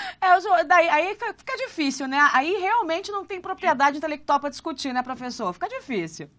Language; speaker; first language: Portuguese; native; Portuguese